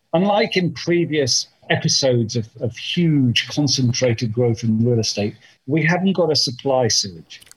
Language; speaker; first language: English; native; English